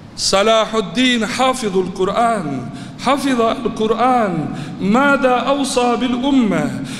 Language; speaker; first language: Arabic; non-native, fluent; Turkish